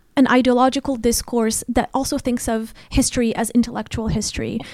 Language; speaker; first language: English; non-native, fluent; Arabic